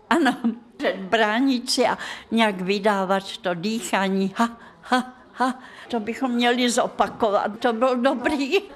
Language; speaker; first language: Czech; non-native, fluent; Russian